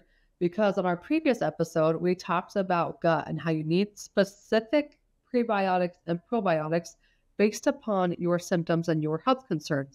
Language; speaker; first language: English; native; English